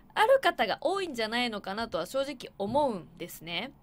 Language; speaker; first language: Japanese; native; Japanese